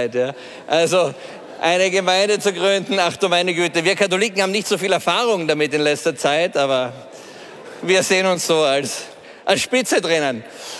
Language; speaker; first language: German; native; German